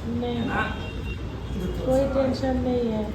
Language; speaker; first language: Hindi; non-native, local second language; Bangla